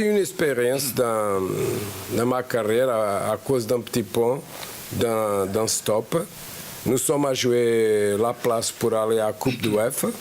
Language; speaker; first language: French; non-native, fluent; Portuguese